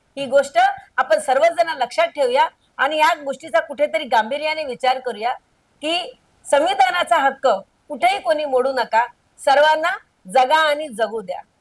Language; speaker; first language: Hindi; non-native, local second language; Marathi